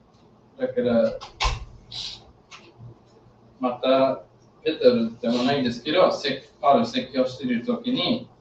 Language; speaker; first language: Japanese; non-native, fluent; English